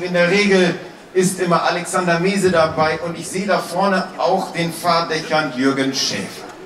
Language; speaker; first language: German; native; German